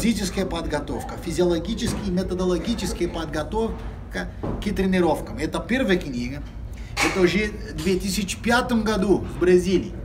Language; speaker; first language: Russian; non-native, fluent; Portuguese